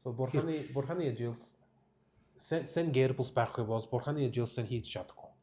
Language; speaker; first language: Mongolian; non-native, learner; English